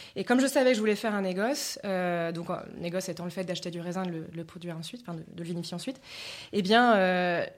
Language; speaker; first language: French; native; French